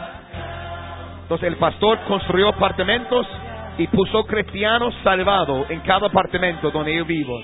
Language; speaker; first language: Spanish; non-native, fluent; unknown